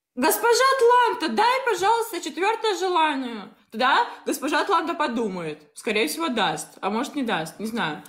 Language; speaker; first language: Russian; native; Russian